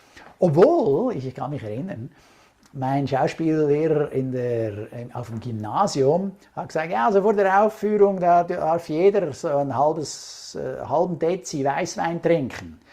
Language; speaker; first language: German; native; German